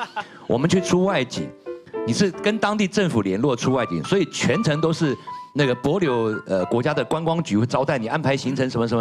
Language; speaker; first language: Chinese; native; Chinese